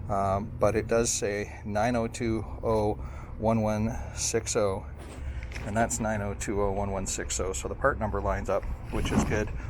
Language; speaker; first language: English; native; English